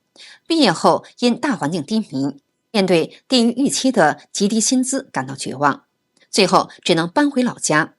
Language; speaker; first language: Chinese; native; Chinese